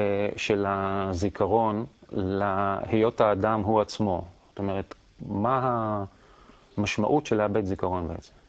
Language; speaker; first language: Hebrew; native; Hebrew